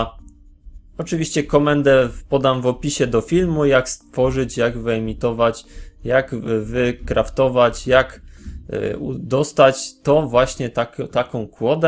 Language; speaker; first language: Polish; native; Polish